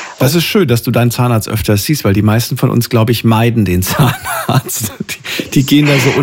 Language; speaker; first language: German; native; German